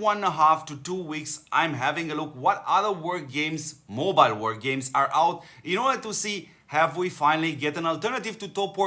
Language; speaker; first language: English; non-native, fluent; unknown